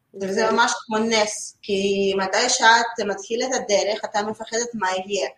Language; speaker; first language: Hebrew; non-native, learner; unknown